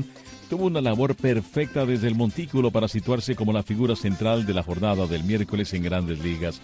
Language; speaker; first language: Spanish; native; Spanish